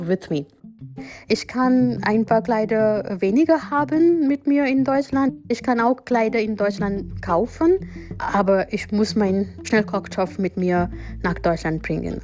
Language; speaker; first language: German; non-native, learner; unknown